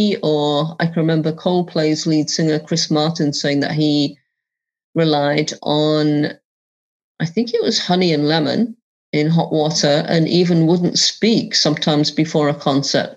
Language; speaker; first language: English; native; English